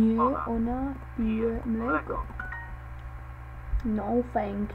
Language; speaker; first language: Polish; non-native, learner; Czech